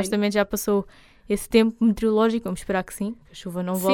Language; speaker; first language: Portuguese; native; Portuguese